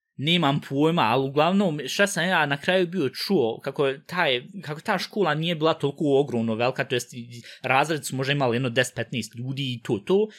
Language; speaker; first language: Bosnian; early bilingual, heritage; Bosnian